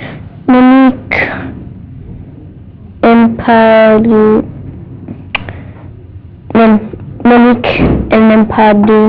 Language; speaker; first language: French; non-native, learner; English